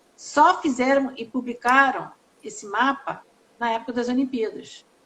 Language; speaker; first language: Portuguese; non-native, fluent; English